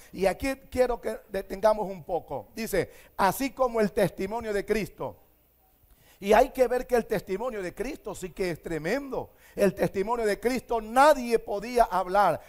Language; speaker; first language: Spanish; native; Spanish